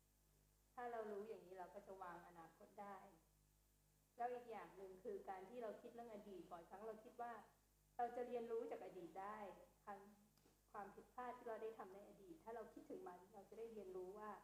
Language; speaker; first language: Thai; native; Thai